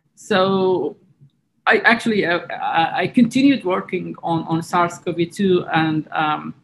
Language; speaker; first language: English; non-native, fluent; Arabic